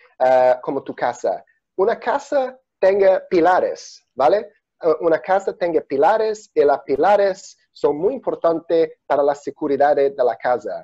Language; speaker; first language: Spanish; non-native, learner; Portuguese